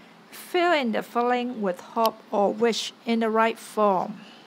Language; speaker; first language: English; non-native, local second language; Cantonese